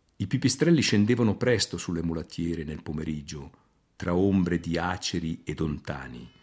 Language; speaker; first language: Italian; native; Italian